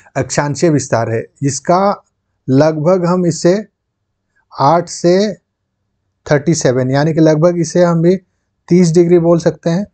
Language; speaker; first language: Hindi; non-native, local second language; Santali